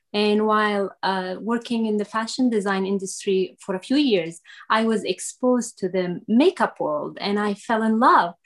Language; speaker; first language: English; non-native, fluent; Arabic